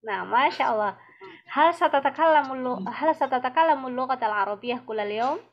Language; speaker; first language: Arabic; non-native, fluent; Indonesian